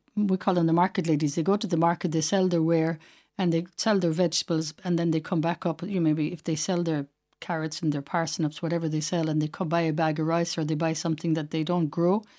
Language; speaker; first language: English; native; English